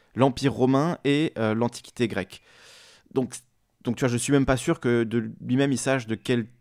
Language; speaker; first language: French; native; French